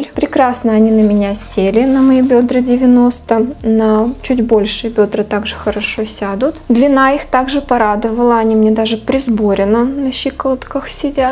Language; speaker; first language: Russian; native; Russian